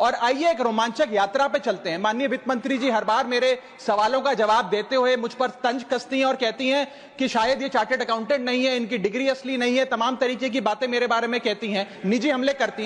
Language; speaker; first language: Hindi; native; Hindi